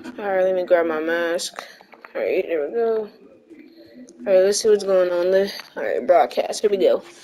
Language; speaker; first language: English; native; English